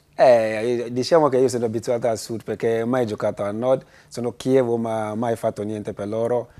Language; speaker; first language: Italian; non-native, learner; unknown